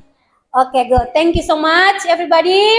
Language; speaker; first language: English; non-native, fluent; Indonesian